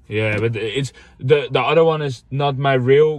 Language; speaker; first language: English; non-native, fluent; Dutch